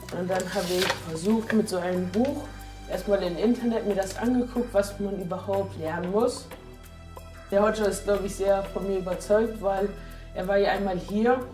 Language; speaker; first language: German; native; German